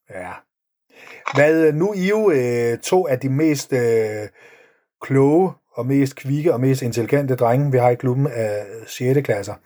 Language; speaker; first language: Danish; native; Danish